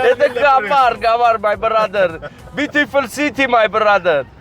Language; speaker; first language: English; non-native, learner; Armenian